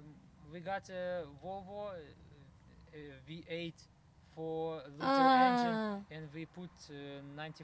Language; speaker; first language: English; non-native, learner; Russian